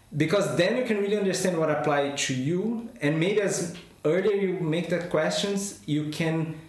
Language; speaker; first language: English; non-native, fluent; Portuguese